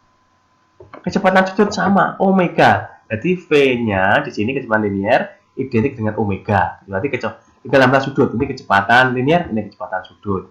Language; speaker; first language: Indonesian; native; Indonesian